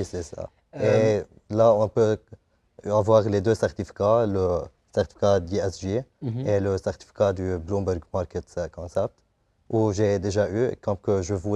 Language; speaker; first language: French; non-native, fluent; Arabic